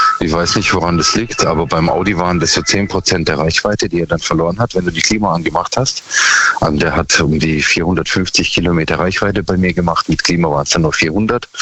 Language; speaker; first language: German; native; German